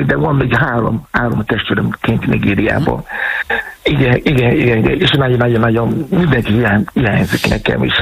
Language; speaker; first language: Hungarian; non-native, fluent; Yoruba